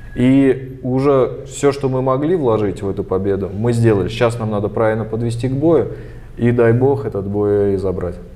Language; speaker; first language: Russian; early bilingual, other home language; Armenian